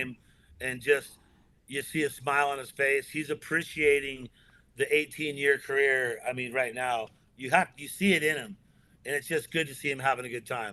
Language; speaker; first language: English; native; English